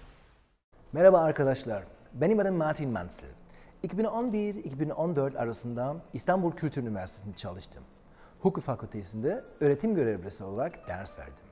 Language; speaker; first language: Turkish; non-native, learner; German